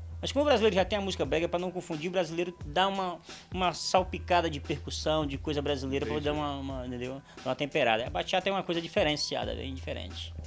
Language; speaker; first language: Portuguese; native; Portuguese